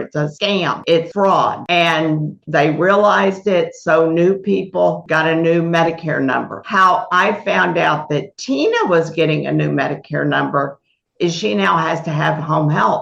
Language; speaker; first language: English; native; English